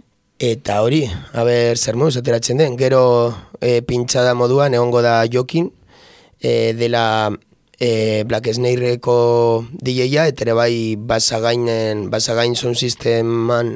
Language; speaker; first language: Basque; non-native, local second language; Spanish